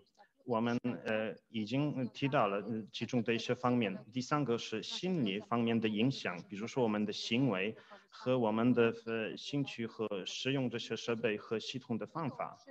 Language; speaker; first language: Chinese; non-native, fluent; Polish